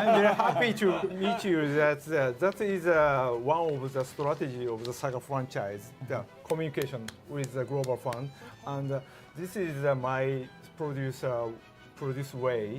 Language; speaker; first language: English; non-native, learner; Japanese